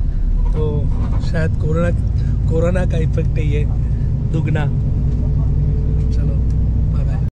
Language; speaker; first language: Hindi; native; Hindi